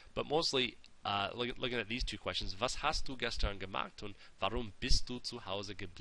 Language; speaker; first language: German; non-native, fluent; English